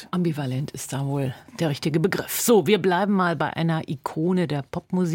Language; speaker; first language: German; native; German